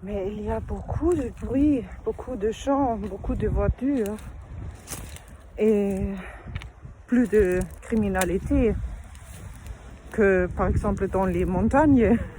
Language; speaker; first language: French; non-native, fluent; German